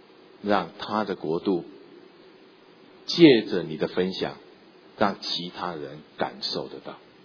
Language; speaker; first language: Chinese; native; Chinese